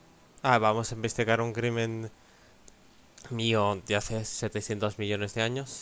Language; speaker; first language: Spanish; native; Spanish